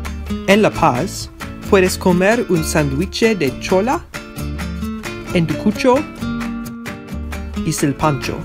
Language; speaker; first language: Spanish; non-native, learner; English